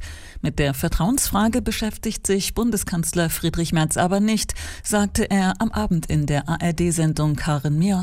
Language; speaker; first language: German; native; German